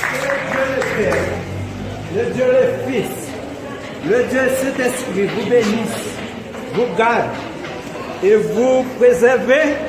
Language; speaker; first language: French; non-native, local second language; Haitian Creole